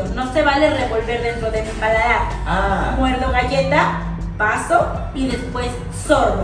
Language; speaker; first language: Spanish; native; Spanish